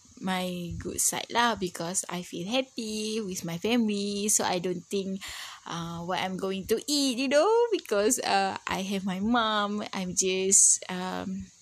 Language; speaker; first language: English; non-native, learner; Malay